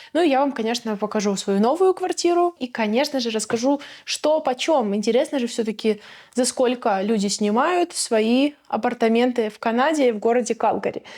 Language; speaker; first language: Russian; native; Russian